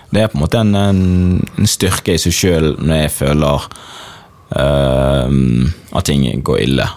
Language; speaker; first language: Norwegian; early bilingual, other home language; Swahili